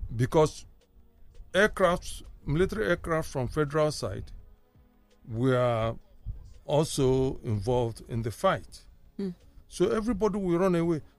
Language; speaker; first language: English; non-native, local second language; Igbo